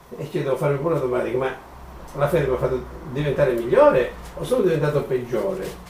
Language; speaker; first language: Italian; native; Italian